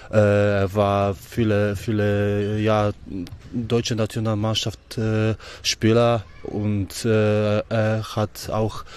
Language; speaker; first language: German; non-native, learner; Polish